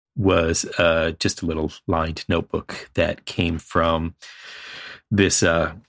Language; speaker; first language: English; native; English